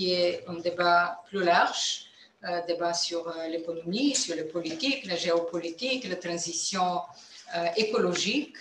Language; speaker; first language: French; non-native, fluent; Bulgarian